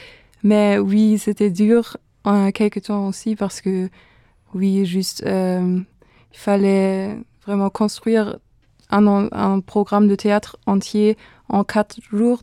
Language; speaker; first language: French; non-native, fluent; German